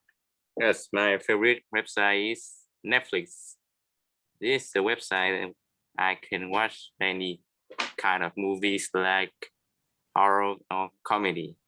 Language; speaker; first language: English; non-native, learner; Vietnamese